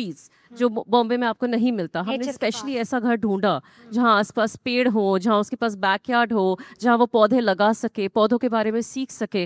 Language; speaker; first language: English; non-native, local second language; Hindi